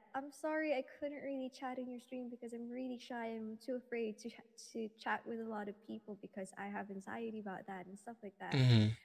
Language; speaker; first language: English; non-native, local second language; Filipino